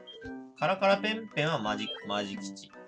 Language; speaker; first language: Japanese; native; Japanese